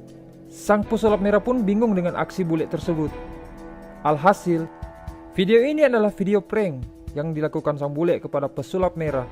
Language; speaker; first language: Indonesian; native; Indonesian